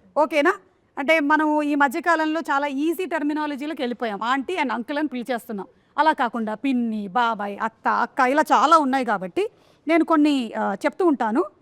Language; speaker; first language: Telugu; non-native, local second language; Malayalam